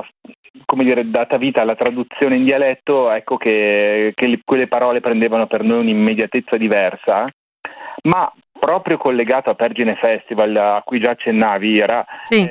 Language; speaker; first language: Italian; native; Italian